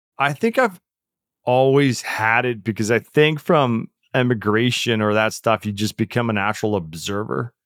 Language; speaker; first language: English; early bilingual, other home language; Czech